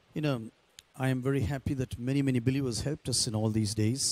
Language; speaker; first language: English; non-native, local second language; Tamil